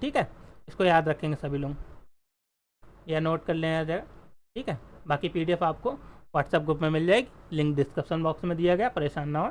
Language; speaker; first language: Hindi; native; Hindi